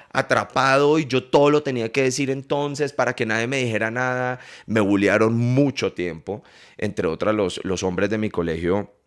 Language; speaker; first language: Spanish; early bilingual, heritage; English